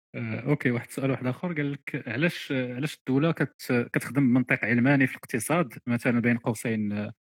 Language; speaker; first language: Arabic; native; Arabic